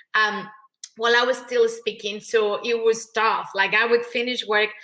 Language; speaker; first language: English; non-native, fluent; Spanish